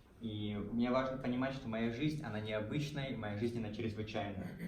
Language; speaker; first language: Russian; native; Russian